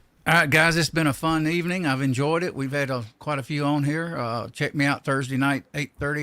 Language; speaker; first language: English; native; English